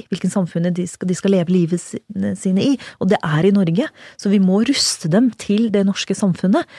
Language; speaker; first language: Norwegian; early bilingual, other home language; Urdu